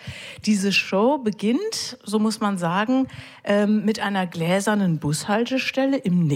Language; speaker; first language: German; native; German